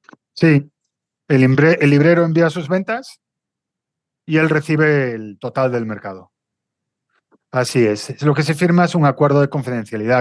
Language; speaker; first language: Spanish; native; Spanish